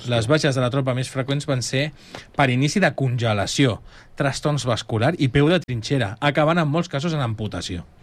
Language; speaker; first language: Catalan; native; Catalan